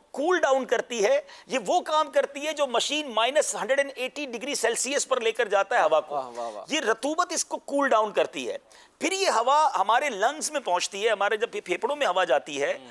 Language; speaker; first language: Urdu; native; Urdu